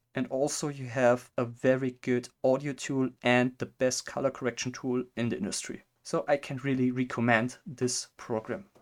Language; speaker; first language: English; non-native, fluent; German